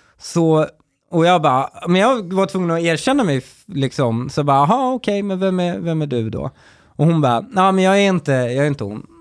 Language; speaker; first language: Swedish; early bilingual, other home language; Persian